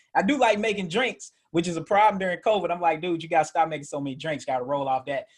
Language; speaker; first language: English; native; English